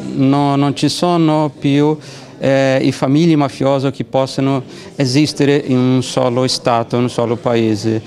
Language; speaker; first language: Italian; non-native, fluent; Portuguese